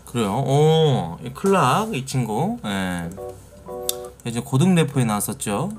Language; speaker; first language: Korean; native; Korean